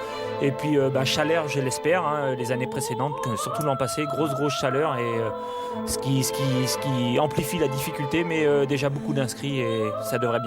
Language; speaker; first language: French; native; French